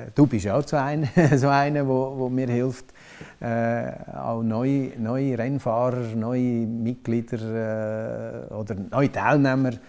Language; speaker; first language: German; native; German